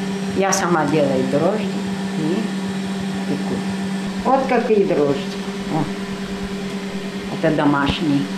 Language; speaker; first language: Russian; non-native, local second language; Albanian